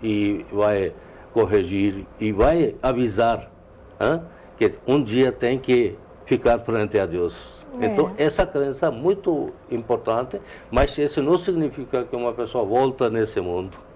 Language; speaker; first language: Portuguese; non-native, learner; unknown